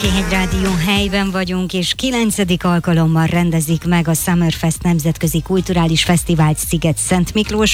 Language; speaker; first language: Hungarian; native; Hungarian